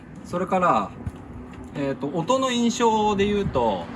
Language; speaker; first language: Japanese; native; Japanese